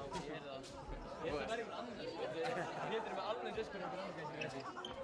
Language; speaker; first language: Icelandic; native; Icelandic